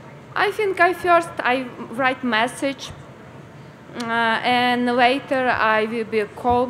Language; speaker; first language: English; non-native, learner; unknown